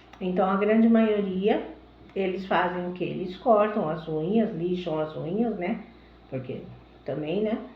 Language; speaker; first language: Portuguese; native; Portuguese